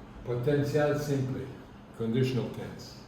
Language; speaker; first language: Spanish; non-native, learner; English